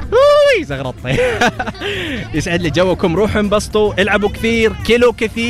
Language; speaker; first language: Arabic; native; Arabic